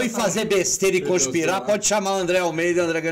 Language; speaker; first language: Portuguese; native; Portuguese